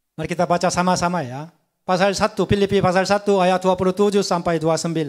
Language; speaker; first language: Indonesian; non-native, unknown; Korean